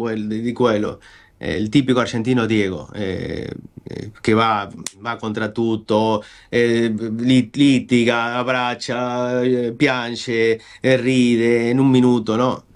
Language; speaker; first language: Italian; non-native, fluent; Spanish